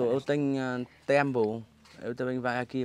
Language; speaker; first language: Portuguese; non-native, learner; Vietnamese